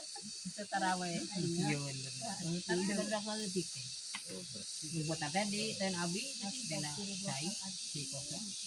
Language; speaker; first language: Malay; non-native, local second language; Sundanese